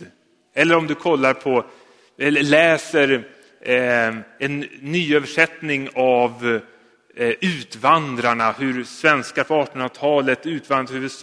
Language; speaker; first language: Swedish; native; Swedish